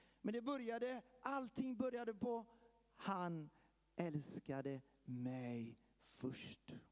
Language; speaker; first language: Swedish; early bilingual, heritage; Swedish